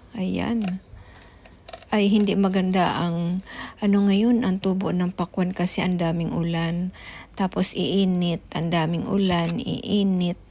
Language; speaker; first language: Filipino; non-native, local second language; Cebuano